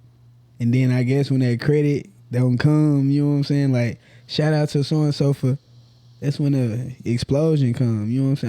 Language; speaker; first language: English; native; English